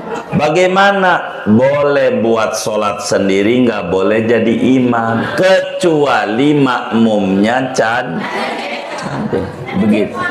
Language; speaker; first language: Indonesian; native; Indonesian